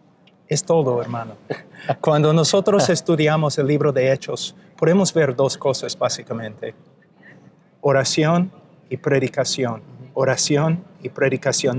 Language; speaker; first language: Spanish; non-native, fluent; English